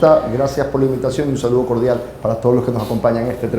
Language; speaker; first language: Spanish; native; Spanish